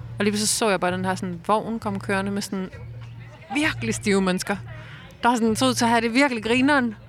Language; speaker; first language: Danish; native; Danish